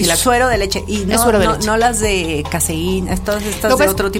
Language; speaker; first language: Spanish; native; Spanish